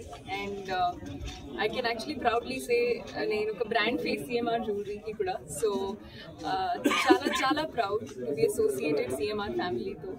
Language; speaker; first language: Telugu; non-native, fluent; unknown